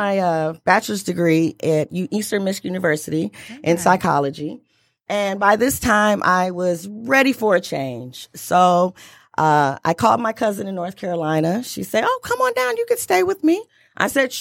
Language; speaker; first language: English; native; English